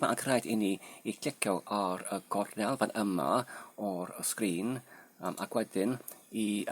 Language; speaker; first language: Welsh; non-native, learner; Polish